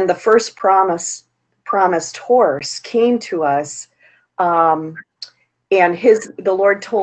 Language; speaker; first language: English; native; English